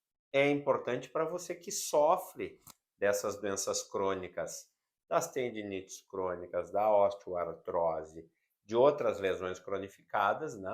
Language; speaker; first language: Portuguese; native; Portuguese